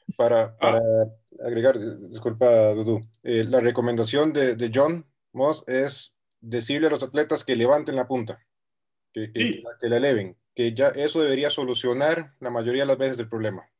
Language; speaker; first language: Spanish; native; Spanish